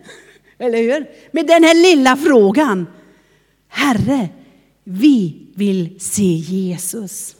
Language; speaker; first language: Swedish; non-native, fluent; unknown